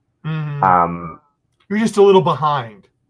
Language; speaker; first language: English; native; English